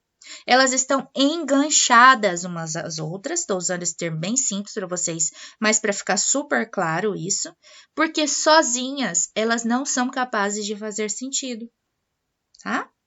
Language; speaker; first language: Portuguese; native; Portuguese